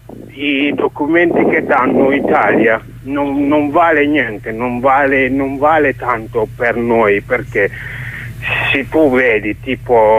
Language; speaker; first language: Italian; non-native, learner; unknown